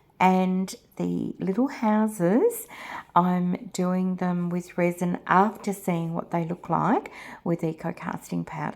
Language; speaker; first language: English; native; English